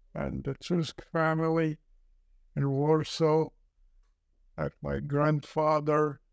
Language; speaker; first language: English; non-native, fluent; Polish